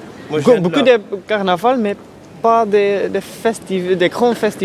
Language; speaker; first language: French; non-native, learner; Dutch